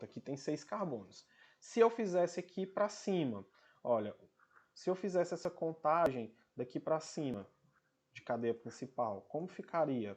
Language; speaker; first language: Portuguese; native; Portuguese